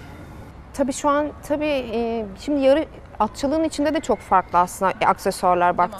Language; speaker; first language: Turkish; native; Turkish